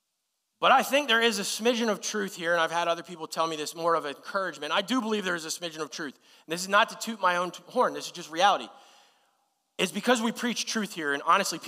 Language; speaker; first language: English; native; English